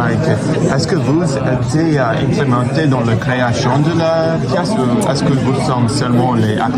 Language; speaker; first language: French; non-native, learner; English